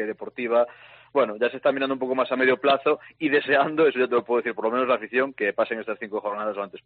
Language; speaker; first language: Spanish; native; Spanish